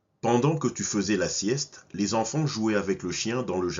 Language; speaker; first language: French; non-native, fluent; English